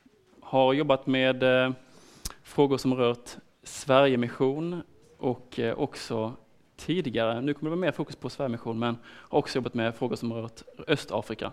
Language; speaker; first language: Swedish; native; Swedish